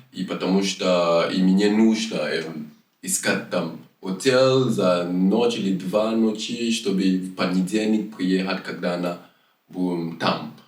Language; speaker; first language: Russian; non-native, fluent; French